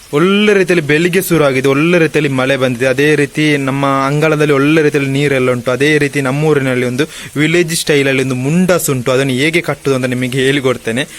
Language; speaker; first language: Kannada; non-native, local second language; Tulu